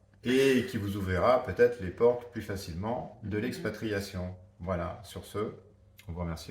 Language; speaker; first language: French; native; French